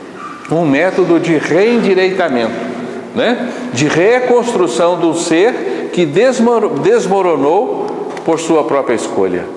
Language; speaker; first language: Portuguese; native; Portuguese